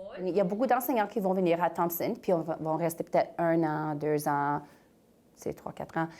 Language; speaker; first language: French; non-native, local second language; English